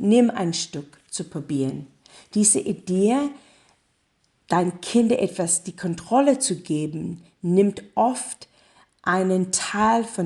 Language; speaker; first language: German; non-native, learner; English